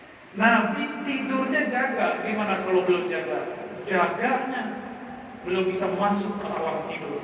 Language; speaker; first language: Indonesian; native; Indonesian